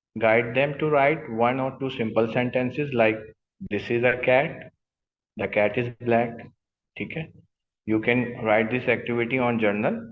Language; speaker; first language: English; non-native, learner; Urdu